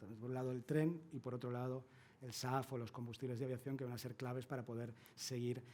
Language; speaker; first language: Spanish; native; Spanish